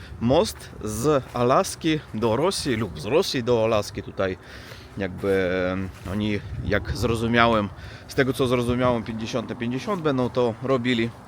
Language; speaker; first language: Polish; non-native, learner; Russian